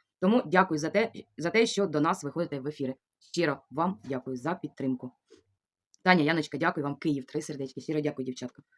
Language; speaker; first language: Ukrainian; non-native, local second language; Russian